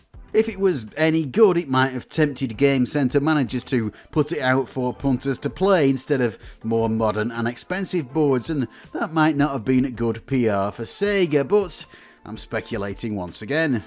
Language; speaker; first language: English; native; English